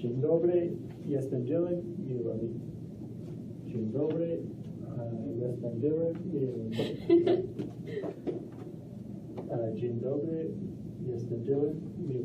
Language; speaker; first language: Polish; non-native, learner; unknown